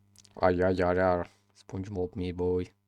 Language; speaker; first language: Russian; native; Russian